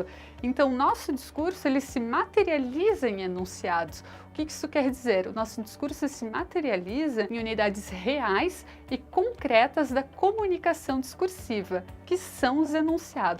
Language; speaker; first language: Portuguese; native; Portuguese